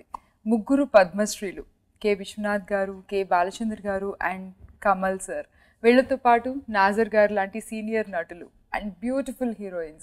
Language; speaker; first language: Telugu; native; Telugu